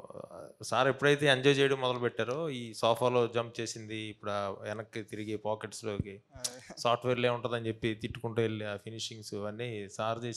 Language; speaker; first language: Telugu; native; Telugu